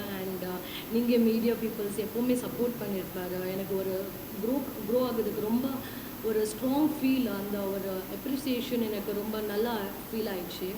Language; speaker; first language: Tamil; non-native, learner; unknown